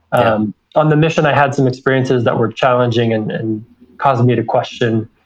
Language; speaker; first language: English; native; English